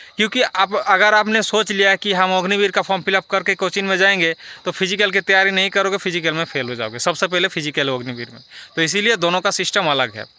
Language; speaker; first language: Hindi; non-native, local second language; Bangla